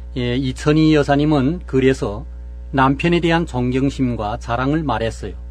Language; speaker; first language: Korean; native; Korean